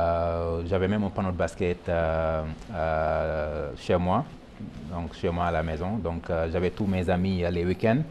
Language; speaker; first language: French; non-native, local second language; Wolof